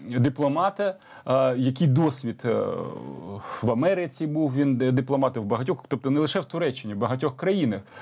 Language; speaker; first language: Ukrainian; native; Ukrainian